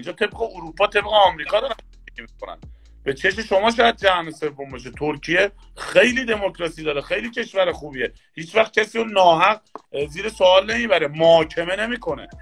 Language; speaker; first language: Persian; native; Persian